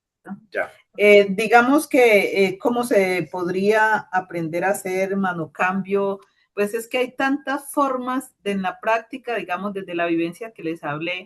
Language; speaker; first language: Spanish; native; Spanish